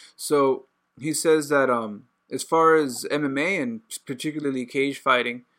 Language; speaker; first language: English; native; English